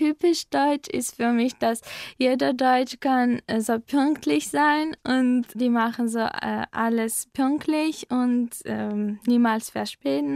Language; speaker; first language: German; non-native, learner; Armenian